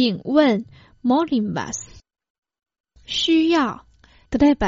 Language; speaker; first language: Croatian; non-native, fluent; Chinese